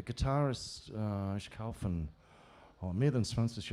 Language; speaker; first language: German; non-native, learner; English